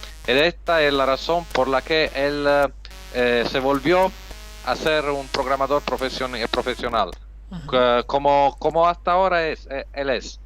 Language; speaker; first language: Spanish; non-native, fluent; Italian